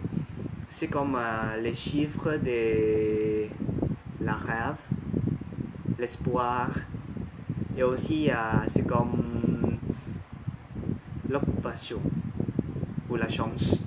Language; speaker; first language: French; non-native, learner; Thai